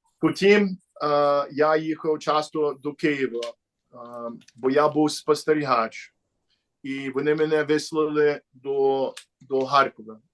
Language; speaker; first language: Ukrainian; early bilingual, heritage; Ukrainian